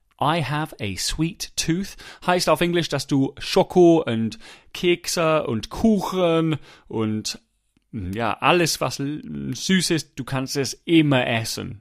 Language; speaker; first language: German; non-native, fluent; English